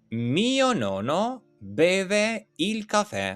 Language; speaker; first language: Italian; non-native, learner; Albanian